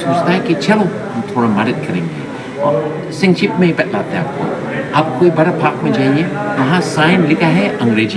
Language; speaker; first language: Hindi; non-native, fluent; English